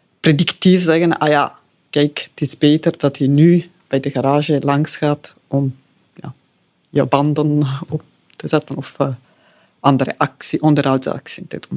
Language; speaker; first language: Dutch; non-native, fluent; Italian